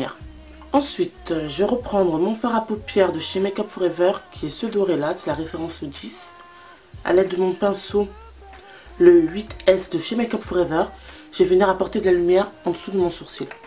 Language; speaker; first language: French; native; French